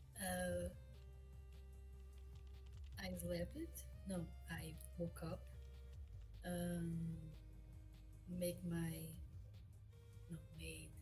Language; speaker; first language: English; non-native, learner; Portuguese